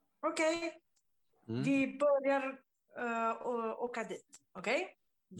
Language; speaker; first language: Swedish; non-native, fluent; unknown